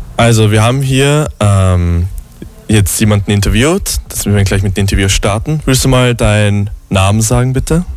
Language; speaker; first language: German; native; German